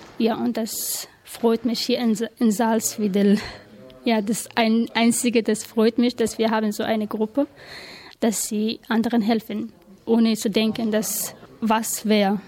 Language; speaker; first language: German; non-native, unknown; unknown